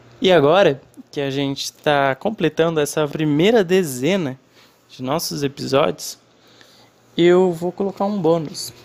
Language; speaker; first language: Portuguese; non-native, fluent; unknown